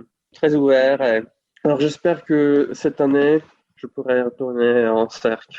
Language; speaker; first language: French; non-native, fluent; Czech